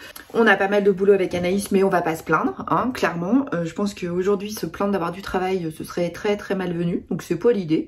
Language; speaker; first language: French; native; French